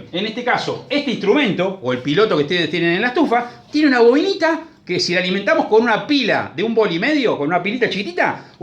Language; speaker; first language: Spanish; native; Spanish